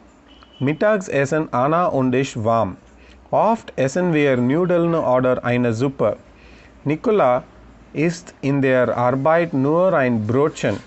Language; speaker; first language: German; non-native, learner; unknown